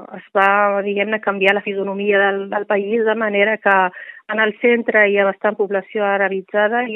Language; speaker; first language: Catalan; non-native, fluent; Riffian